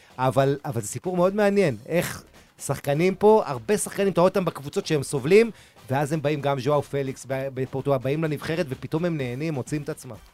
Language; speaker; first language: Hebrew; early bilingual, other home language; Spanish